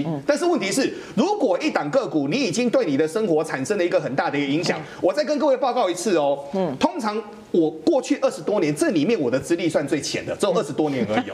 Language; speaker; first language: Chinese; native; Chinese